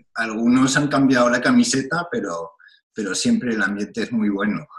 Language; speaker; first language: Spanish; non-native, fluent; French